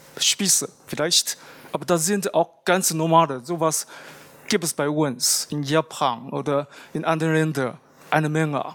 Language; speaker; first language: German; non-native, fluent; Chinese